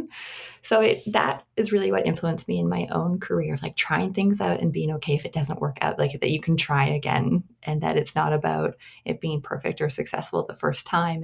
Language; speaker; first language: English; native; English